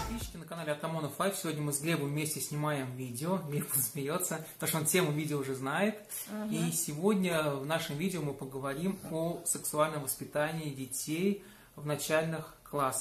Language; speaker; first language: Russian; native; Russian